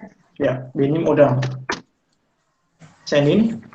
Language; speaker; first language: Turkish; non-native, learner; Indonesian